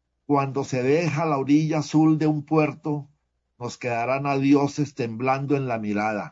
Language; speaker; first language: Spanish; native; Spanish